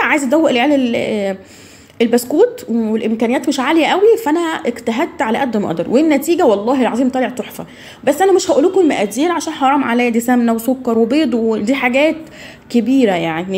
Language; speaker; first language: Arabic; native; Arabic